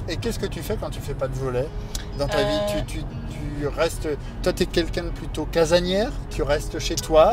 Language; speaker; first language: French; native; French